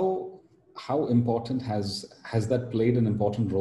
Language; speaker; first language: English; non-native, local second language; Tamil